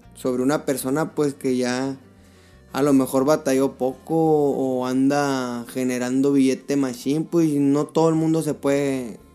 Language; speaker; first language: Spanish; early bilingual, heritage; Spanish